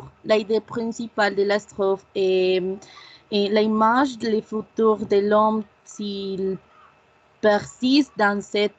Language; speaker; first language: French; non-native, learner; Spanish